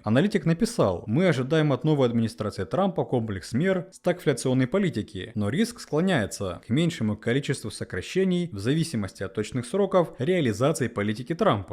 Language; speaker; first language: Russian; native; Russian